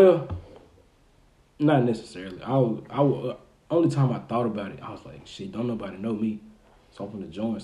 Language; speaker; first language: English; native; English